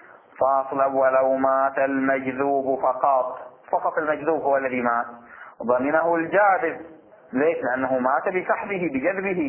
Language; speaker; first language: Arabic; native; Arabic